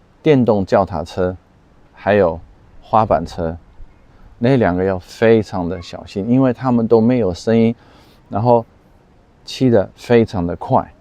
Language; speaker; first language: Chinese; non-native, fluent; Dutch